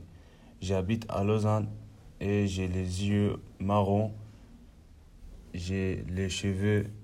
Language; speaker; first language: French; non-native, learner; Kurdish